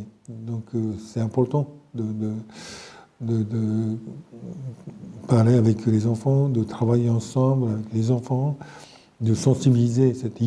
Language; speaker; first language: French; non-native, fluent; Japanese